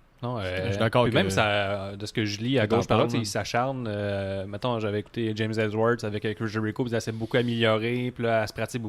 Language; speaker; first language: French; native; French